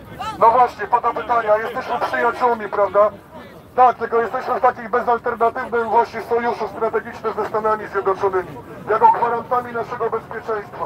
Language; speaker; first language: Polish; native; Polish